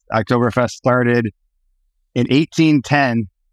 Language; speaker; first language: English; native; English